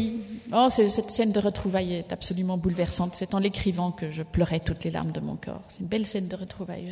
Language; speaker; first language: French; native; French